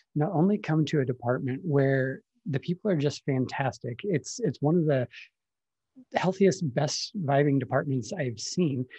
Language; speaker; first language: English; native; English